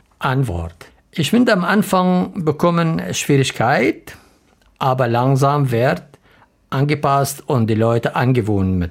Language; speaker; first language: German; non-native, learner; Arabic